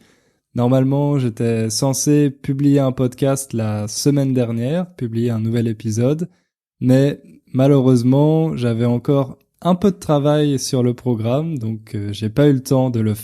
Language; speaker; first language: French; native; French